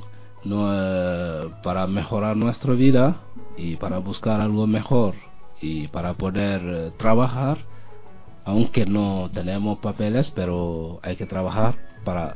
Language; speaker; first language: Spanish; non-native, learner; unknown